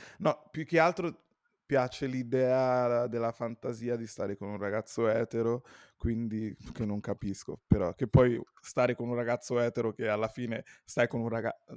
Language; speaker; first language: Italian; native; Italian